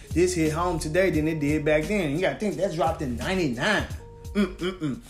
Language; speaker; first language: English; native; English